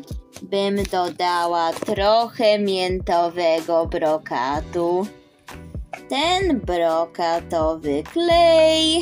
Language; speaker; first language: Polish; early bilingual, heritage; Polish